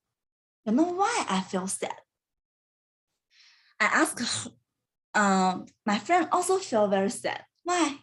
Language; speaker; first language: English; non-native, learner; Chinese